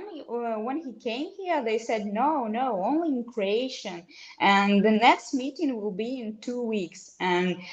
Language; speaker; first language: English; non-native, fluent; Russian